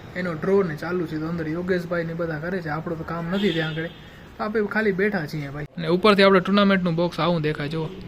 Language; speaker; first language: Gujarati; non-native, local second language; Kachhi